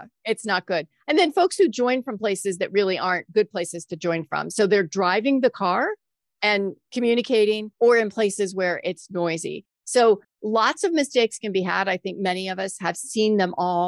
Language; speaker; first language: English; native; English